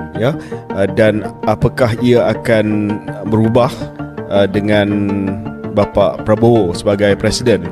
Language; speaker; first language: Malay; native; Malay